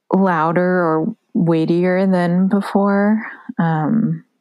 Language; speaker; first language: English; native; English